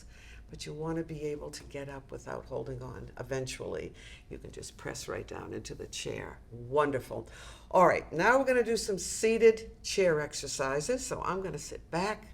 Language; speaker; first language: English; native; English